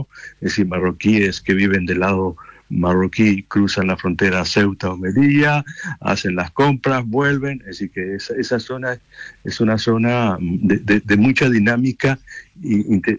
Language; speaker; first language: Spanish; native; Spanish